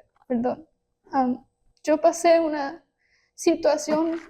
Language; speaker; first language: Spanish; early bilingual, heritage; Spanish